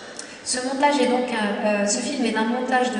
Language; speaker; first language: French; native; French